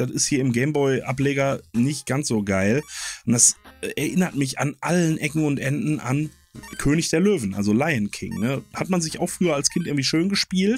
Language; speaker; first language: German; native; German